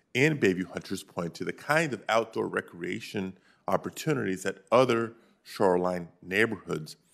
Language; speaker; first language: English; native; English